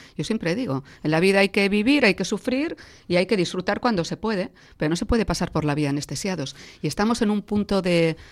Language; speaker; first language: Spanish; native; Spanish